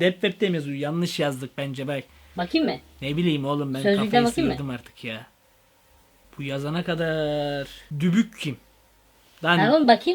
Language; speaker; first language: Turkish; native; Turkish